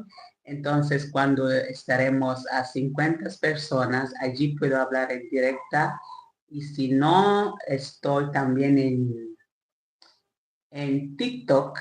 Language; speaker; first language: Spanish; non-native, learner; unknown